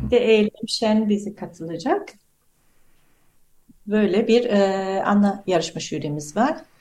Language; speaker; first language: Turkish; non-native, fluent; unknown